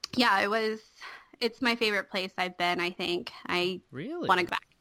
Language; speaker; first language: English; native; English